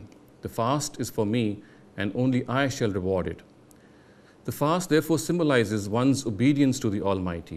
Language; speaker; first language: English; non-native, local second language; Urdu